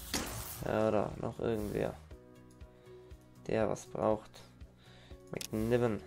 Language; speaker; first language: German; native; German